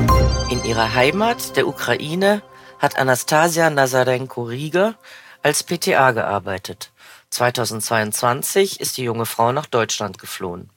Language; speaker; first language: German; native; German